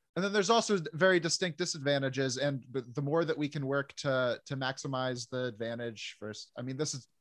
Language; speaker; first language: English; native; English